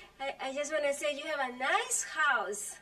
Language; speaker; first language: English; non-native, learner; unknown